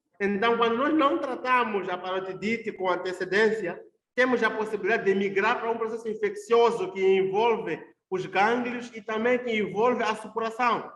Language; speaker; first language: Portuguese; non-native, local second language; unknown